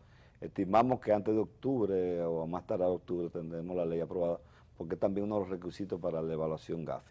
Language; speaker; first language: Spanish; native; Spanish